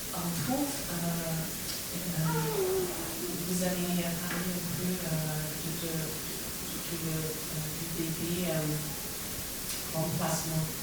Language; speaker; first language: French; non-native, fluent; English